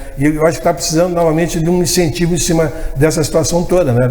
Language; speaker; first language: Portuguese; native; Portuguese